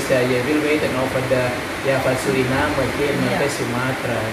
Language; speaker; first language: Dutch; non-native, learner; Indonesian